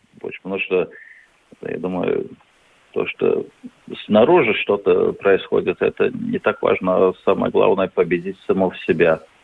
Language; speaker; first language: Russian; non-native, local second language; Latvian